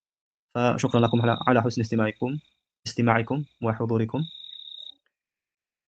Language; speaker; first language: Arabic; non-native, fluent; Indonesian